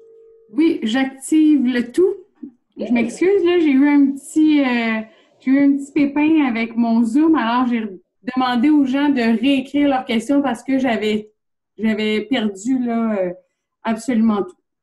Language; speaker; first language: French; native; French